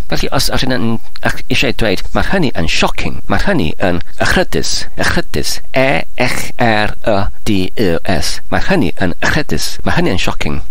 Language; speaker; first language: Welsh; non-native, learner; English